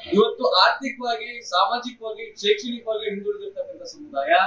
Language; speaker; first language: Kannada; non-native, local second language; Lambadi